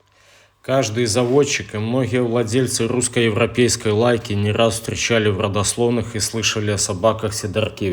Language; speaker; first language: Russian; native; Russian